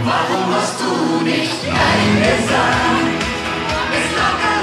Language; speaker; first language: German; native; German